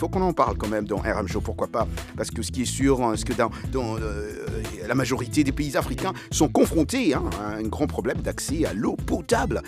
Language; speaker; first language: French; non-native, local second language; Lingala